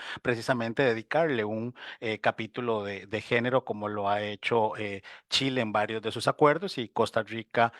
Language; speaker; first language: Spanish; native; Spanish